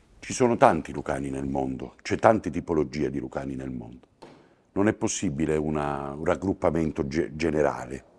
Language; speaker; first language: Italian; native; Italian